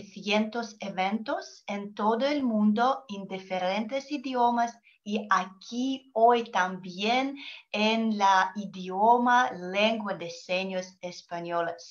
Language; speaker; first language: Spanish; non-native, learner; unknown